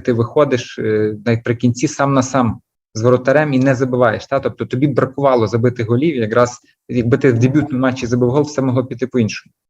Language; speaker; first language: Ukrainian; native; Ukrainian